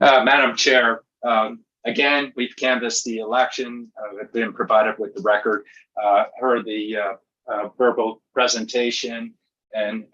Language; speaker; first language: English; native; English